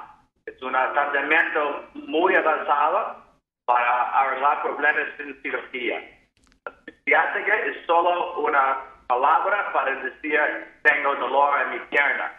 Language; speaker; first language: Spanish; non-native, fluent; English